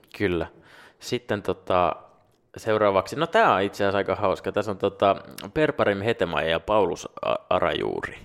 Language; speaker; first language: Finnish; native; Finnish